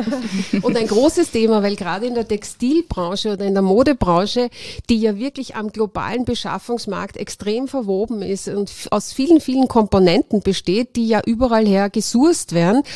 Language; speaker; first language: German; native; German